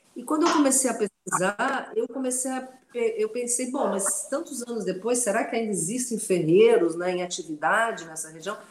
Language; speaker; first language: Portuguese; non-native, local second language; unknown